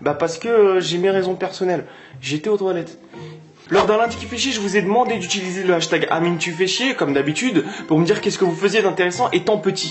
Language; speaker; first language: French; native; French